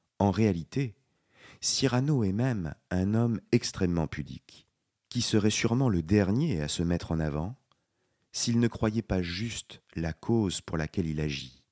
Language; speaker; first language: French; native; French